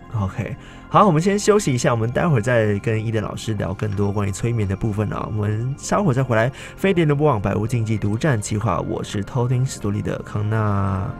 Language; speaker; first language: Chinese; native; Chinese